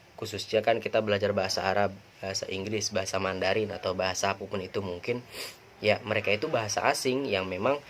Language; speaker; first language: Indonesian; non-native, local second language; Sundanese